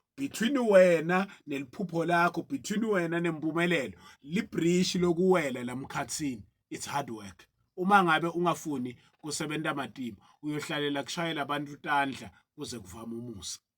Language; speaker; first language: Zulu; non-native, local second language; Swati